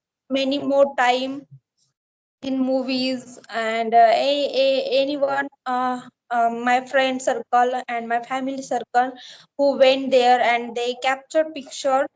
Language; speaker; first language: English; non-native, learner; Marathi